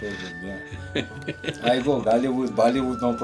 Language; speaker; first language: English; non-native, learner; Turkish